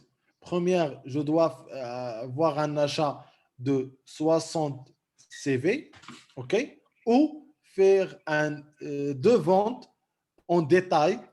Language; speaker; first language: French; non-native, local second language; Arabic